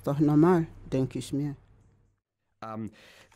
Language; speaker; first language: German; non-native, fluent; Igbo